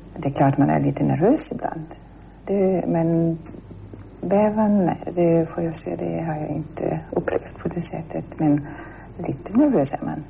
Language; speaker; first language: Swedish; non-native, fluent; German